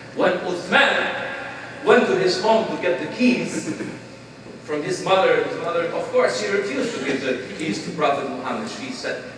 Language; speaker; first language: English; non-native, fluent; Albanian